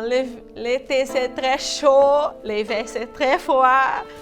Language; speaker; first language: French; non-native, learner; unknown